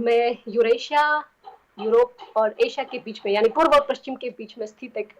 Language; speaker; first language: Hindi; non-native, fluent; Armenian